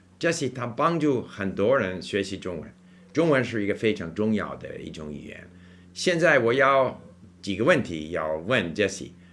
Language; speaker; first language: Chinese; non-native, fluent; English